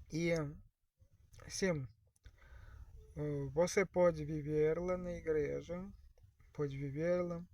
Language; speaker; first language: Portuguese; non-native, learner; Russian